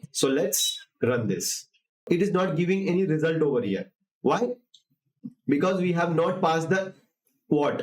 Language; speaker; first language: English; non-native, local second language; Hindi